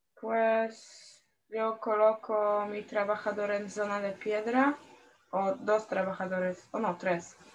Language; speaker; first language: Spanish; non-native, learner; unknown